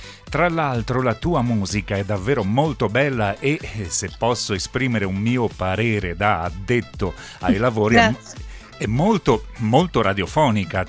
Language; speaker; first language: Italian; native; Italian